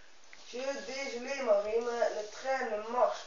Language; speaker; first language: French; non-native, learner; Dutch